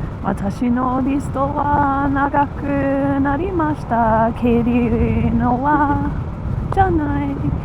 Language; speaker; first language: Japanese; non-native, learner; English